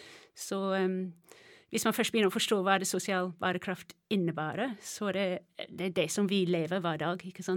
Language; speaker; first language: Norwegian; non-native, fluent; English